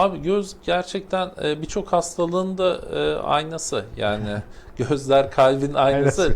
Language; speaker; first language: Turkish; native; Turkish